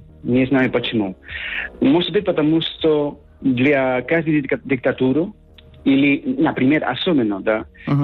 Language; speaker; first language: Russian; non-native, learner; Spanish